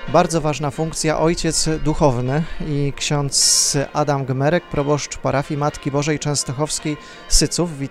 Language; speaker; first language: Polish; native; Polish